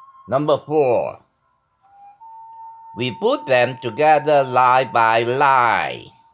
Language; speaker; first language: English; non-native, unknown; Vietnamese